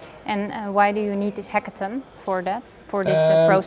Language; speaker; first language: English; non-native, fluent; Dutch